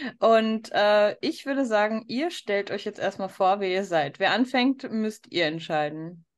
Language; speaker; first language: German; native; German